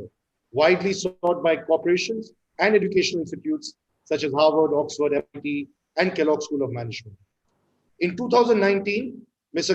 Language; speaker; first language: English; non-native, local second language; Hindi